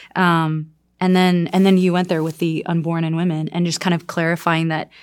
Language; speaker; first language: English; non-native, fluent; Korean